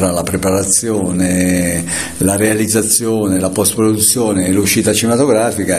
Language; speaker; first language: Italian; native; Italian